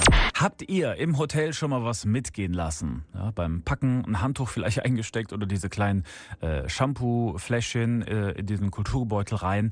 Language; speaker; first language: German; native; German